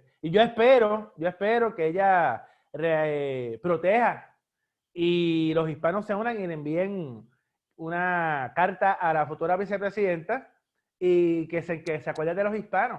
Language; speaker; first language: Spanish; native; Spanish